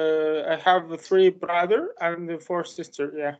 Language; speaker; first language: English; non-native, learner; Arabic